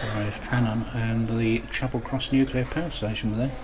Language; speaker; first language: English; native; English